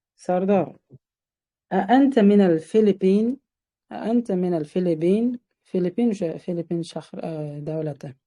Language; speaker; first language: Arabic; non-native, fluent; Uzbek